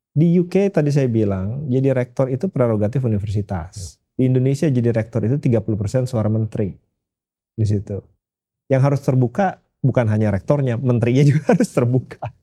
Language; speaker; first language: Indonesian; native; Indonesian